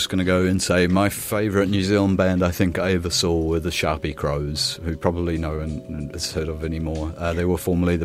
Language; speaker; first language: English; native; English